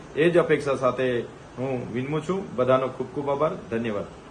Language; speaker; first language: Gujarati; non-native, local second language; Vasavi